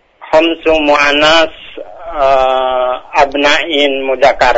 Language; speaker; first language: Arabic; non-native, learner; Indonesian